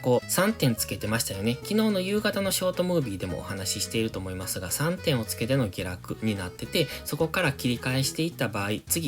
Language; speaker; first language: Japanese; native; Japanese